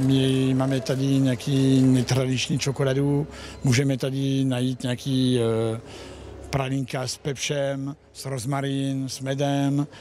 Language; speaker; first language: Czech; non-native, learner; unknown